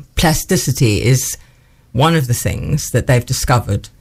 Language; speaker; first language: English; native; English